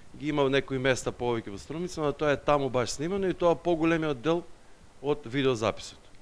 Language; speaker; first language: Macedonian; native; Macedonian